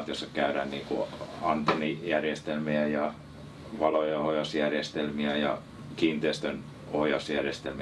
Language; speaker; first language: Finnish; native; Finnish